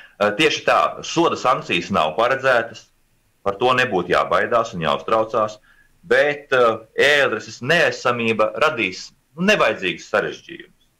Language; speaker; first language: Latvian; native; Latvian